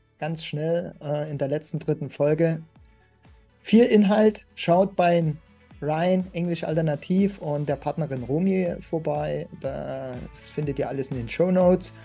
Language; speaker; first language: German; native; German